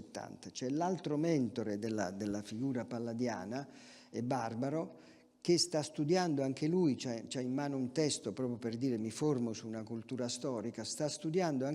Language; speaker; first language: Italian; native; Italian